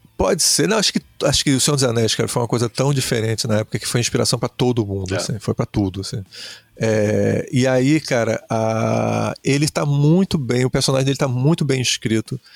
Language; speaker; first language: Portuguese; native; Portuguese